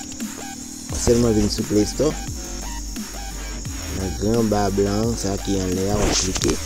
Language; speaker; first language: French; non-native, learner; Haitian Creole